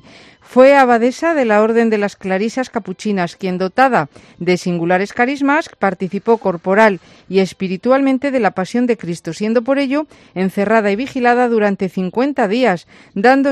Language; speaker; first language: Spanish; native; Spanish